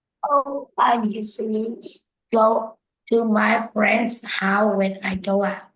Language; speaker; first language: English; non-native, learner; Vietnamese